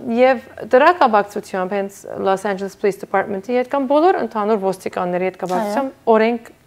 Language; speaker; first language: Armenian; early bilingual, heritage; Armenian